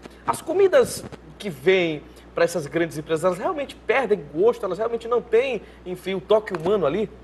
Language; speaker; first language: Portuguese; native; Portuguese